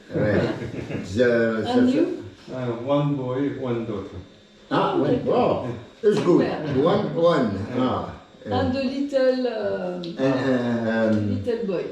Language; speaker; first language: English; non-native, learner; French